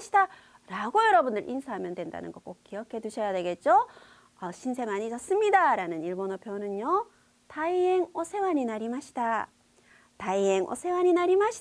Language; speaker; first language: Korean; native; Korean